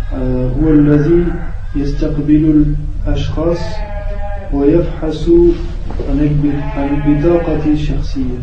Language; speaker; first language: Arabic; non-native, learner; French